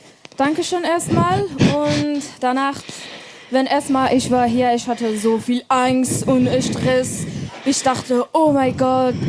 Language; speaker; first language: German; non-native, learner; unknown